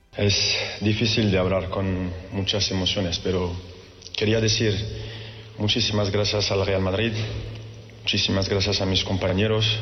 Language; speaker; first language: Spanish; non-native, fluent; French